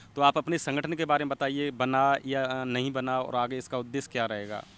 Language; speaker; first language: Hindi; native; Hindi